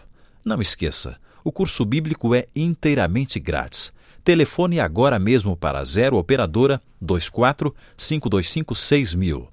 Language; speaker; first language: Portuguese; native; Portuguese